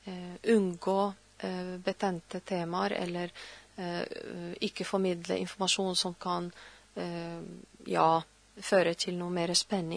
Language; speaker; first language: Norwegian; non-native, fluent; Arabic